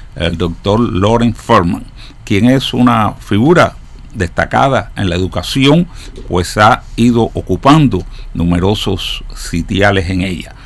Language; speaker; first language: Spanish; native; Spanish